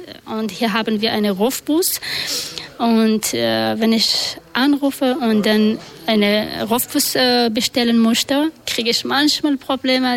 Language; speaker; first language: German; non-native, learner; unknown